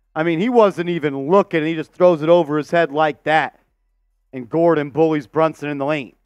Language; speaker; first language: English; native; English